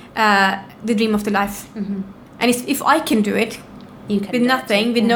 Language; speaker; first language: English; non-native, fluent; Norwegian